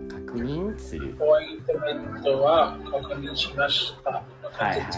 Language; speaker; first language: Japanese; non-native, learner; English